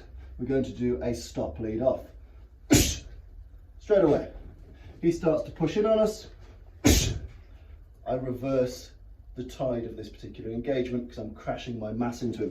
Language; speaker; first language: English; native; English